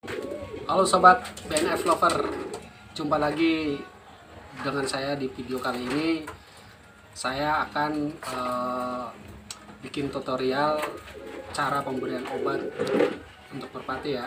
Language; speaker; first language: Indonesian; native; Indonesian